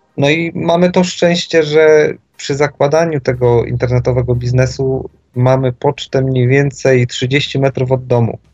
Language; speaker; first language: Polish; native; Polish